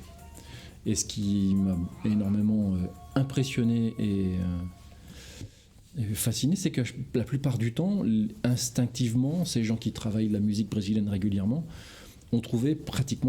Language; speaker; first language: French; native; French